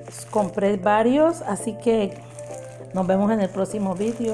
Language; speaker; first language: Spanish; native; Spanish